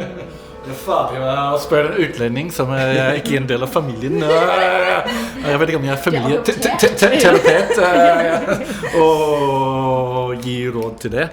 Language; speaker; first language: Norwegian; non-native, fluent; English